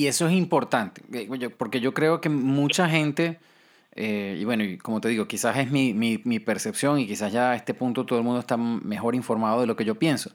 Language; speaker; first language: Spanish; native; Spanish